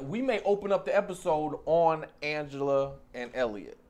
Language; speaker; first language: English; native; English